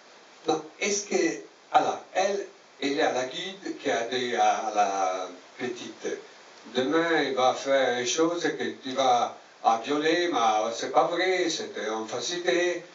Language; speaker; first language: French; non-native, learner; Italian